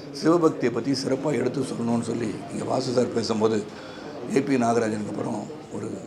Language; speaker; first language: Tamil; native; Tamil